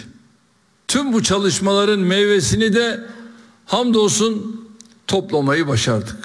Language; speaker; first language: Turkish; native; Turkish